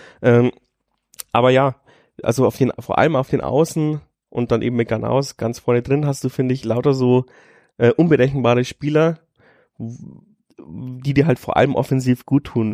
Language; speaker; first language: German; native; German